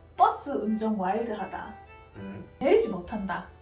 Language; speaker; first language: Korean; non-native, fluent; Japanese